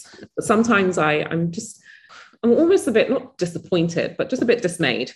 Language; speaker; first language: English; native; English